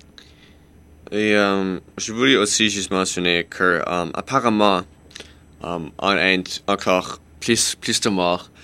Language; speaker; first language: French; non-native, local second language; English